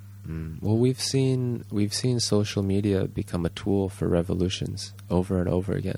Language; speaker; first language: English; native; English